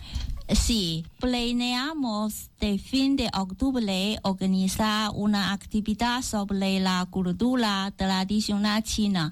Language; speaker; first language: Spanish; non-native, learner; Chinese